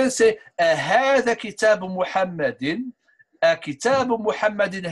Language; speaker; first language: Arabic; non-native, fluent; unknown